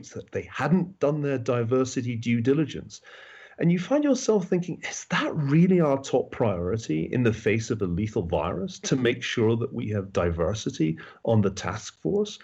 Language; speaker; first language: English; native; English